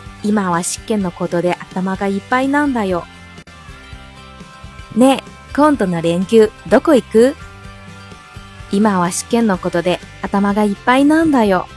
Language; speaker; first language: Japanese; non-native, fluent; Chinese